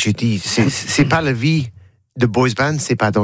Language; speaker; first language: French; non-native, learner; English